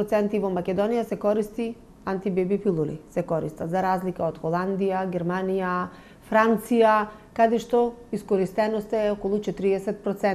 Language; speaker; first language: Macedonian; native; Macedonian